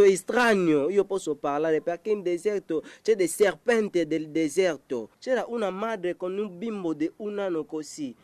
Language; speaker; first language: Italian; non-native, learner; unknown